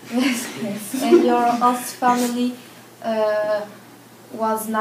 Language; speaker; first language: English; non-native, learner; French